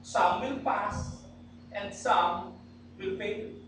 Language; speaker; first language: English; non-native, local second language; Filipino